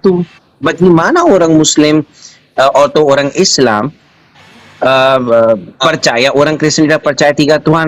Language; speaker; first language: Indonesian; non-native, learner; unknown